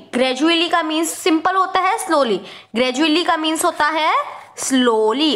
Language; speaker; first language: Hindi; native; Hindi